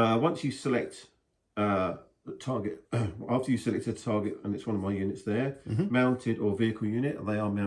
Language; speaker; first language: English; native; English